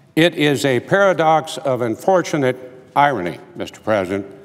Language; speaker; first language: English; native; English